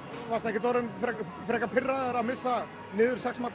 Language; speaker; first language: Icelandic; native; Icelandic